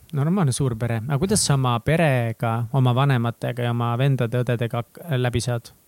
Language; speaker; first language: Estonian; native; Estonian